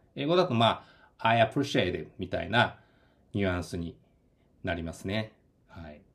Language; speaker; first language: Japanese; native; Japanese